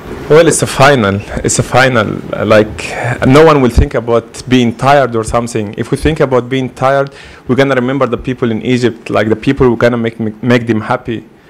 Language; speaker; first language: English; non-native, fluent; Arabic